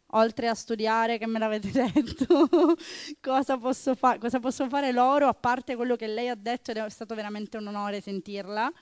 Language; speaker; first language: Italian; native; Italian